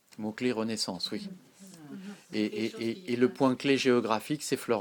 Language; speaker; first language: French; native; French